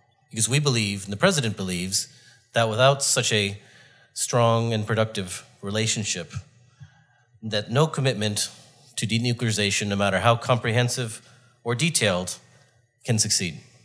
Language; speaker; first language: English; native; English